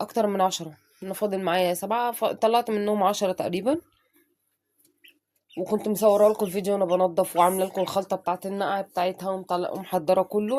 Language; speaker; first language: Arabic; native; Arabic